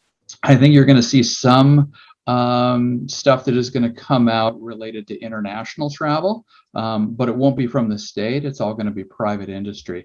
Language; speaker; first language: English; native; English